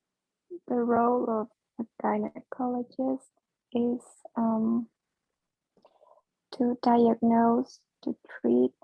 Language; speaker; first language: English; non-native, fluent; Spanish